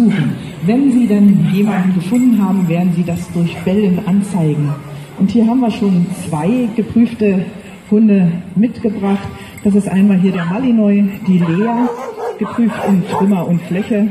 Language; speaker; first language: German; native; German